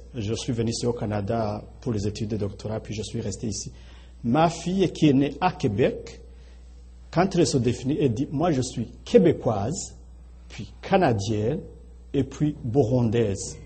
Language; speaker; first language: French; non-native, local second language; Rundi